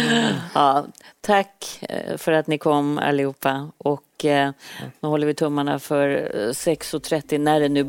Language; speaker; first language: Swedish; native; Swedish